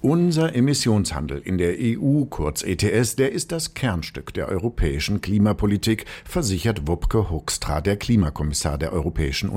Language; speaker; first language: German; native; German